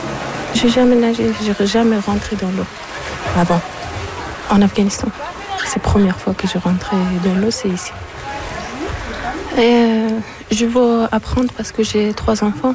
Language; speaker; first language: French; non-native, learner; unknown